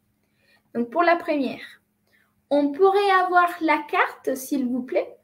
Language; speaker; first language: French; non-native, fluent; Spanish